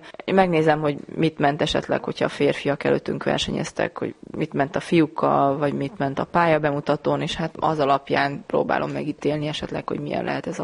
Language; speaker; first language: Hungarian; native; Hungarian